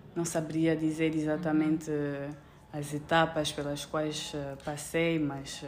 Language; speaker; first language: Portuguese; non-native, fluent; French